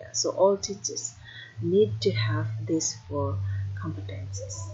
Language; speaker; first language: English; non-native, fluent; Indonesian